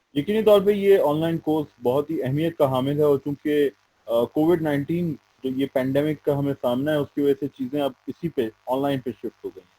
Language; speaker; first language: Urdu; native; Urdu